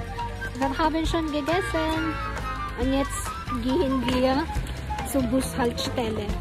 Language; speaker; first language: German; non-native, learner; Cebuano